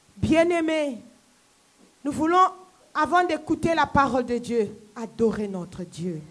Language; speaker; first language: French; non-native, local second language; Lingala